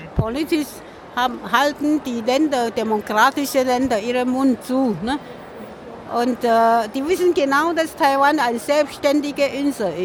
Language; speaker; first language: German; non-native, learner; Min Nan Chinese